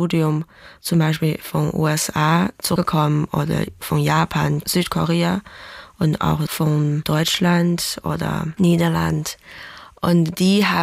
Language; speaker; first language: German; non-native, learner; Chinese